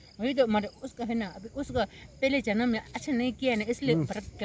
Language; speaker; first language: Hindi; non-native, local second language; Tibetan